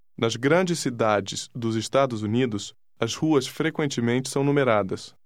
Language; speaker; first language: Portuguese; native; Portuguese